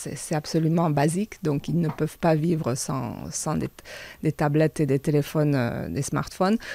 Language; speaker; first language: French; non-native, fluent; Hungarian